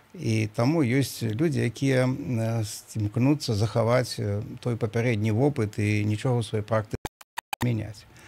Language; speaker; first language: Belarusian; native; Belarusian